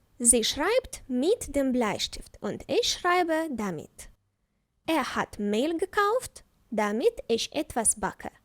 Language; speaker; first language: German; non-native, fluent; Ukrainian